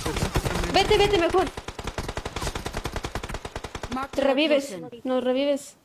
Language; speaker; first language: Spanish; native; Spanish